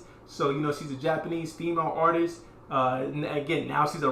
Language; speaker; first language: English; native; English